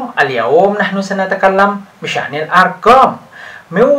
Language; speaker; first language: Arabic; non-native, learner; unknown